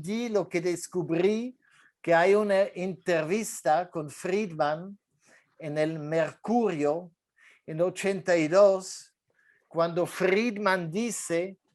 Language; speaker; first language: Spanish; non-native, fluent; French